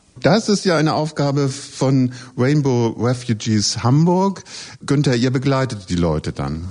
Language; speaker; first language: German; native; German